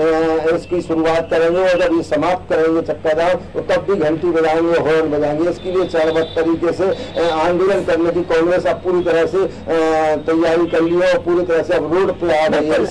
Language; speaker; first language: Hindi; native; Hindi